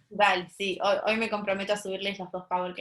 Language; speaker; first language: Spanish; native; Spanish